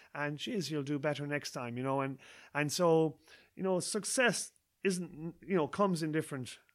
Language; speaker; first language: English; native; English